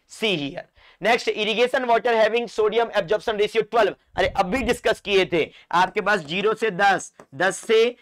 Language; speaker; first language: Hindi; non-native, local second language; Marathi